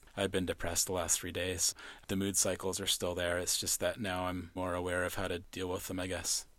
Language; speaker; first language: English; native; English